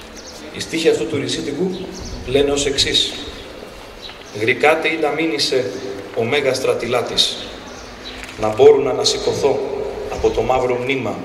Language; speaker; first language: Greek; native; Greek